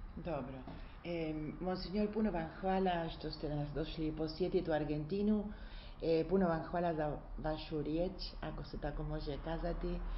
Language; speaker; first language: Croatian; early bilingual, heritage; Croatian